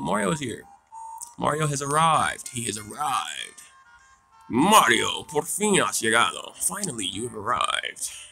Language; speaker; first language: English; native; English